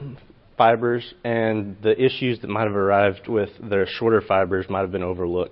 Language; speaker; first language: English; native; English